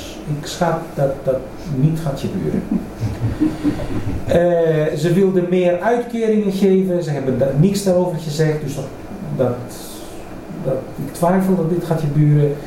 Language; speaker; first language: Dutch; non-native, fluent; Greek